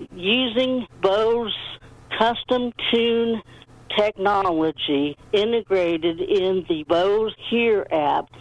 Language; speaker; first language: English; native; English